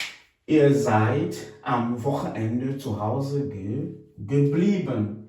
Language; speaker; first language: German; non-native, fluent; French